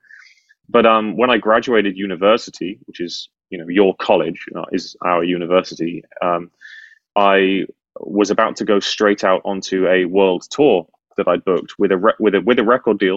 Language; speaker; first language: English; native; English